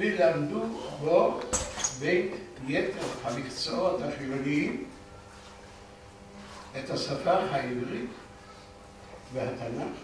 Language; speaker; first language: Hebrew; early bilingual, other home language; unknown